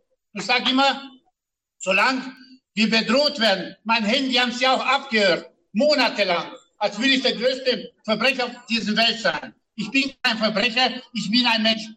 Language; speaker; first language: German; non-native, fluent; Romanian